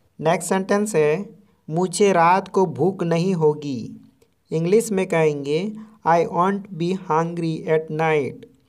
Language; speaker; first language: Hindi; non-native, local second language; Santali